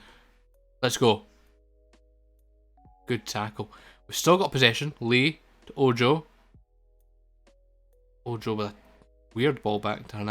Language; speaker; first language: English; native; English